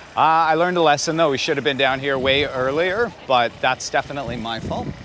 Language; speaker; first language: English; native; English